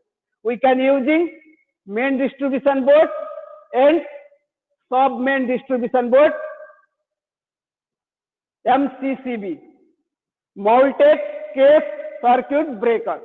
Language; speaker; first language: English; non-native, learner; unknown